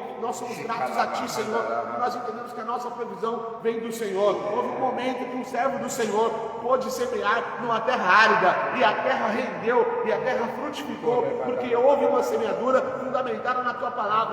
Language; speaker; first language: Portuguese; native; Portuguese